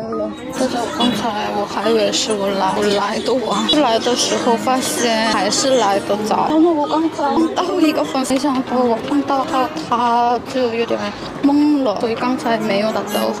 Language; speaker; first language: Chinese; non-native, learner; Korean